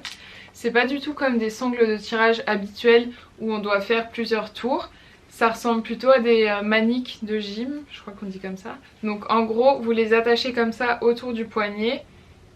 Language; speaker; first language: French; native; French